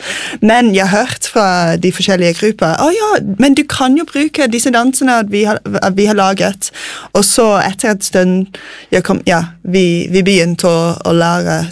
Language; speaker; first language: Norwegian; non-native, fluent; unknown